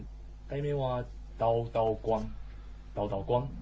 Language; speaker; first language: Japanese; non-native, learner; Chinese